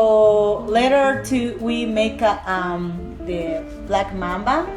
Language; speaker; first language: English; non-native, learner; Spanish